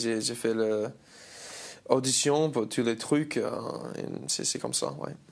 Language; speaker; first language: French; non-native, learner; English